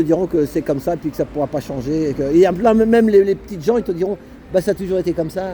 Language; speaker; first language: French; native; French